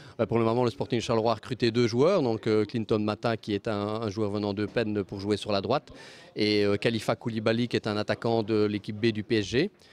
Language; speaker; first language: French; native; French